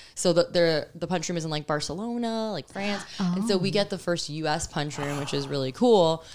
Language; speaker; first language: English; native; English